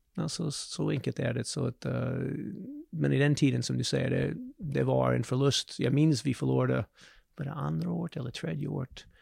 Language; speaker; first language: Swedish; non-native, fluent; English